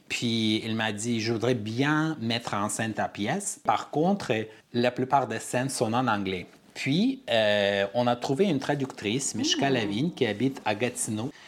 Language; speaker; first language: French; non-native, fluent; Armenian